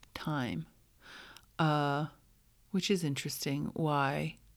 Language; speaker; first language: English; native; English